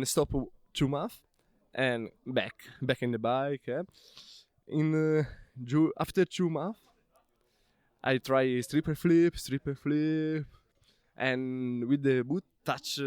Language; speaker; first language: English; non-native, learner; Italian